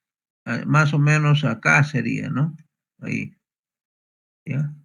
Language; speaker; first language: Spanish; native; Spanish